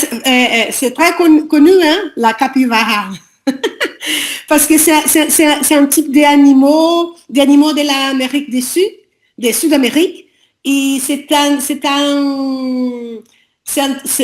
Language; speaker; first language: French; non-native, learner; Portuguese